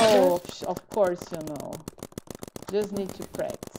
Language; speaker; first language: English; non-native, learner; Portuguese